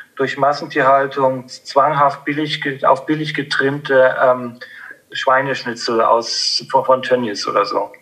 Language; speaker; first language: German; native; German